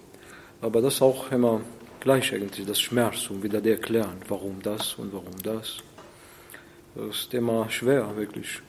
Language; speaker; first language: German; non-native, learner; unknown